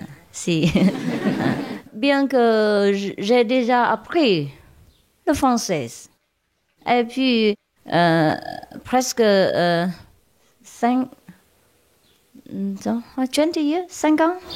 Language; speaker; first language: French; non-native, learner; Chinese